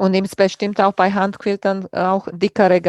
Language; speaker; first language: German; non-native, fluent; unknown